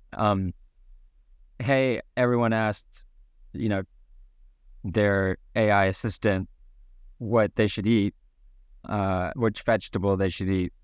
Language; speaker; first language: English; native; English